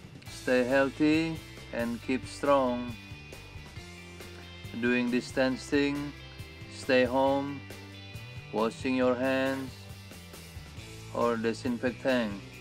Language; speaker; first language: English; non-native, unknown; Indonesian